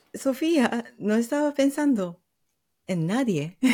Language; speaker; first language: Spanish; non-native, fluent; Japanese